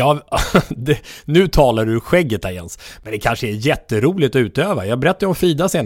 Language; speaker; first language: Swedish; native; Swedish